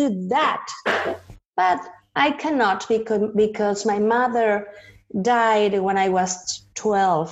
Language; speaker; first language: English; non-native, learner; Spanish